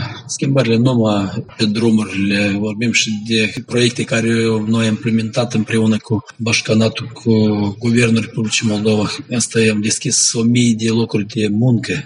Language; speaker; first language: Romanian; non-native, local second language; Gagauz